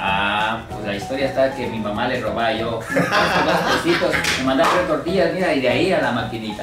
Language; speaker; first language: Spanish; native; Spanish